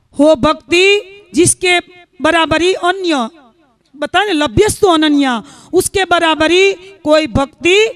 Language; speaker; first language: Hindi; non-native, local second language; Gujarati